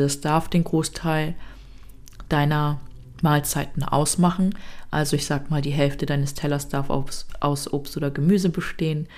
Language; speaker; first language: German; native; German